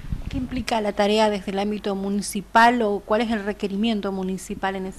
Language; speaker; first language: Spanish; native; Spanish